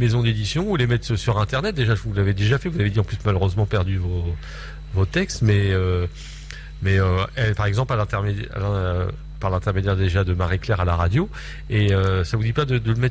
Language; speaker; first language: French; native; French